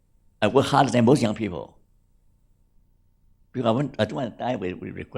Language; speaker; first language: English; non-native, fluent; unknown